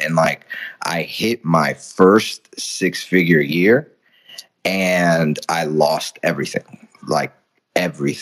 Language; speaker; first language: English; early bilingual, other home language; Spanish